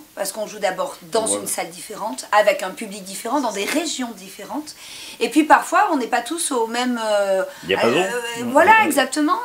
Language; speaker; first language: French; native; French